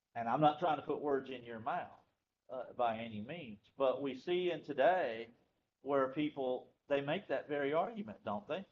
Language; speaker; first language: English; native; English